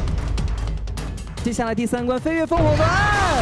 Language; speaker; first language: Chinese; native; Chinese